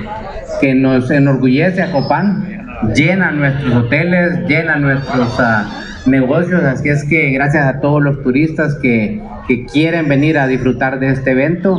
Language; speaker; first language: Spanish; native; Spanish